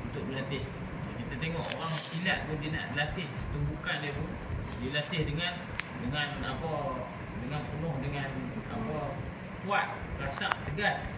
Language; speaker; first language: Malay; native; Malay